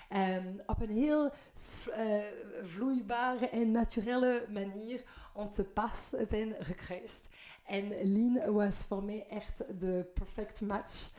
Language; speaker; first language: Dutch; non-native, fluent; French